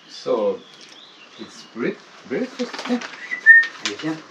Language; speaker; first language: English; non-native, fluent; French